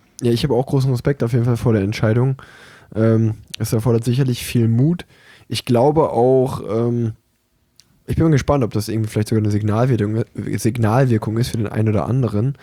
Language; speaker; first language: German; native; German